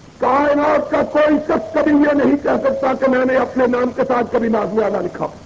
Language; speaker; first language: Urdu; non-native, local second language; Punjabi